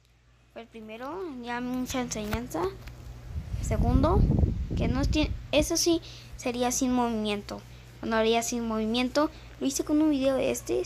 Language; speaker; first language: Spanish; native; Spanish